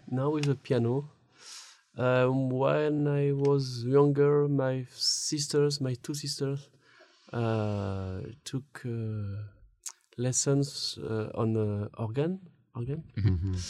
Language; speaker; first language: English; non-native, learner; French